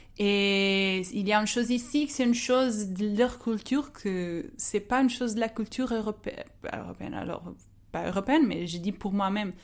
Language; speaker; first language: French; non-native, fluent; Portuguese